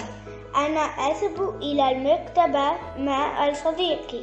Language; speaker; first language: Arabic; non-native, learner; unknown